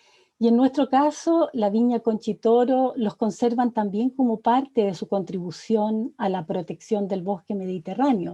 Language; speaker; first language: Spanish; native; Spanish